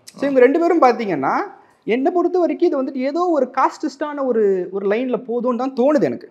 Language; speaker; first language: Tamil; native; Tamil